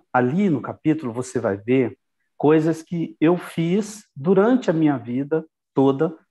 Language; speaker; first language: Portuguese; native; Portuguese